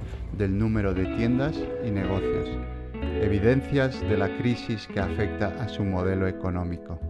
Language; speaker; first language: Spanish; native; Spanish